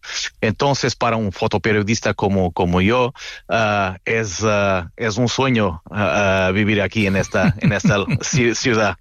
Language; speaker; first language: Spanish; non-native, fluent; Portuguese